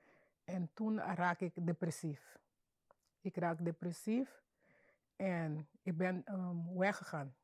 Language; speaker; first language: Dutch; non-native, local second language; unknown